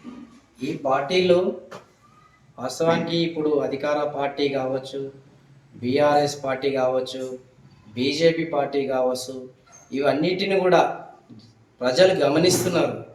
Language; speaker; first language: Telugu; native; Telugu